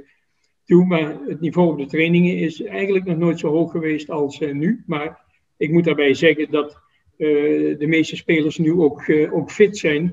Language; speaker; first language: Dutch; native; Dutch